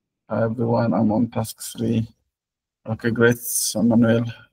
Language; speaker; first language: English; non-native, fluent; Amharic